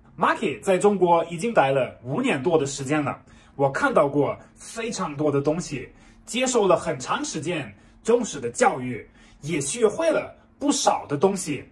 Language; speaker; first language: Chinese; non-native, fluent; German